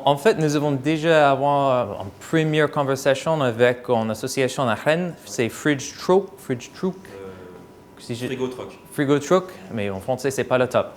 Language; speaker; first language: French; non-native, fluent; English